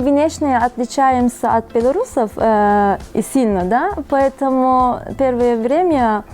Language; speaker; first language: Russian; non-native, fluent; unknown